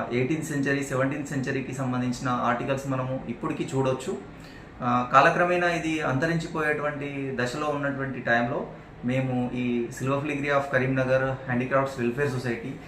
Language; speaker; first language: Telugu; native; Telugu